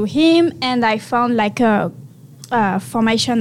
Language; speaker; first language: English; non-native, learner; French